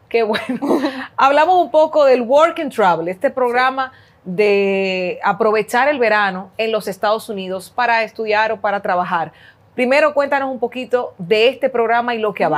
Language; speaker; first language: Spanish; native; Spanish